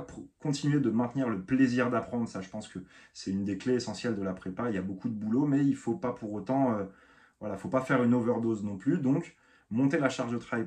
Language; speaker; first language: French; native; French